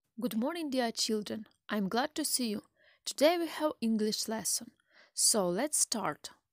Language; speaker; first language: English; non-native, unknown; Ukrainian